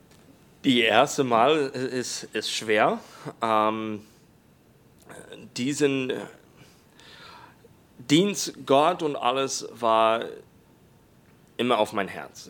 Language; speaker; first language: German; non-native, learner; English